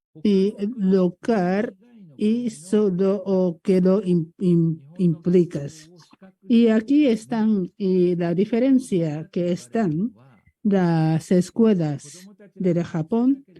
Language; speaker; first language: Spanish; non-native, learner; Japanese